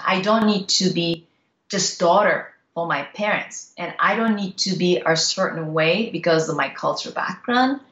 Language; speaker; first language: English; non-native, fluent; Japanese